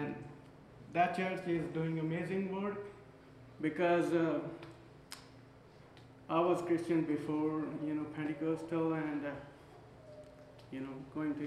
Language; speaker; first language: English; non-native, local second language; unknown